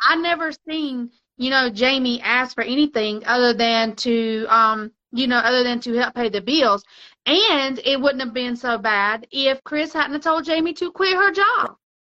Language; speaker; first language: English; native; English